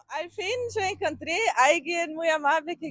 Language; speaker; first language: Spanish; non-native, learner; German